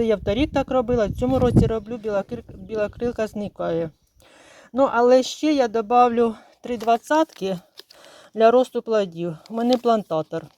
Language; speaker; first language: Ukrainian; native; Ukrainian